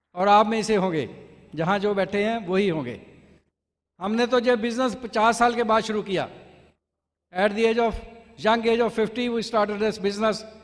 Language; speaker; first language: Hindi; non-native, local second language; Punjabi